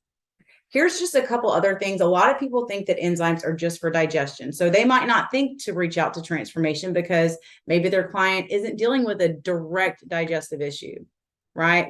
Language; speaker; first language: English; native; English